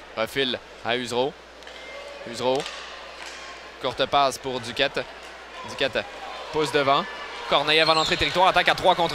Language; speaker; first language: French; native; French